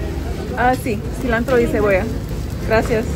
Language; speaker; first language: Spanish; non-native, learner; English